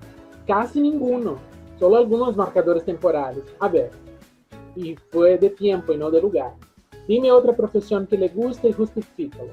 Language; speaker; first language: Spanish; non-native, fluent; Portuguese